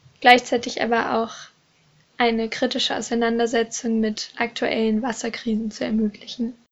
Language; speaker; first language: German; native; German